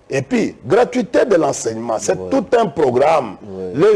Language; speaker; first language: French; non-native, local second language; Lingala